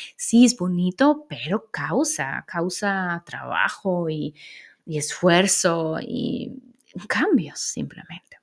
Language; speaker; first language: Spanish; non-native, fluent; German